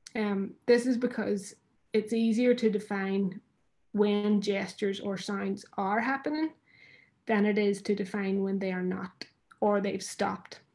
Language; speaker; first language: English; native; English